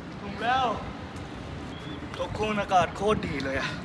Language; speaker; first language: Thai; non-native, learner; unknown